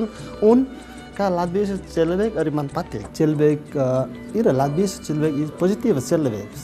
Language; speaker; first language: Latvian; non-native, learner; Nepali